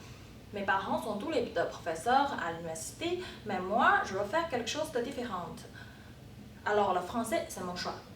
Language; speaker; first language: French; non-native, fluent; Chinese